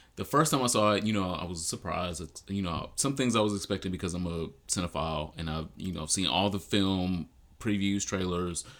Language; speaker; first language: English; native; English